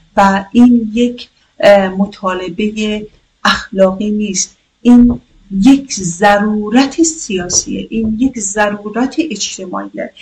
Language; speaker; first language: Persian; non-native, local second language; Kurdish